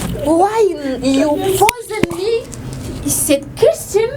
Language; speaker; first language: English; non-native, learner; Lingala